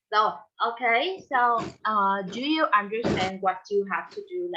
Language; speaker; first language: English; non-native, fluent; Vietnamese